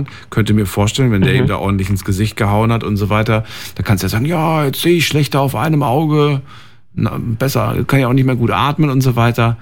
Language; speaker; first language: German; native; German